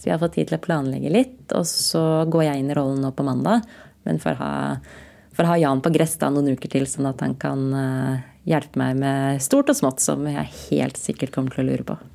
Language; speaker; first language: Norwegian; native; Norwegian